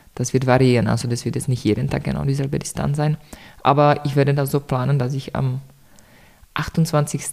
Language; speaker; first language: German; non-native, fluent; Czech